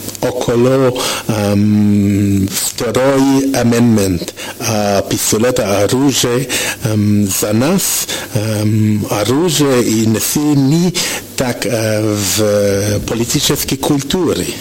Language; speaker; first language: Russian; non-native, learner; French